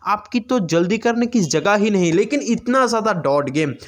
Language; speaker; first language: Hindi; native; Hindi